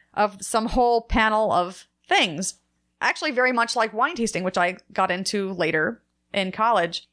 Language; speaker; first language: English; native; English